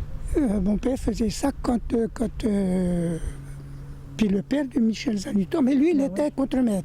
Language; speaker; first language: French; native; French